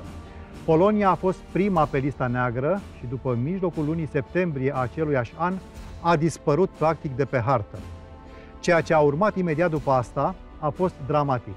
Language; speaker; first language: Romanian; native; Romanian